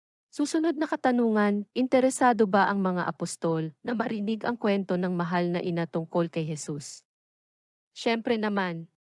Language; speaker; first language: Filipino; native; Filipino